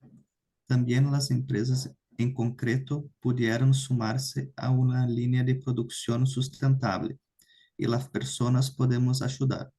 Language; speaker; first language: Spanish; non-native, fluent; Portuguese